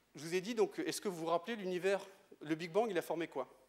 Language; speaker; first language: French; native; French